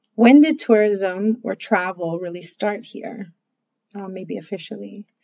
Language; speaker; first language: English; native; English